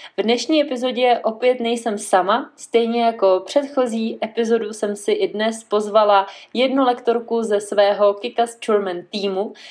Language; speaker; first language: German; non-native, fluent; Czech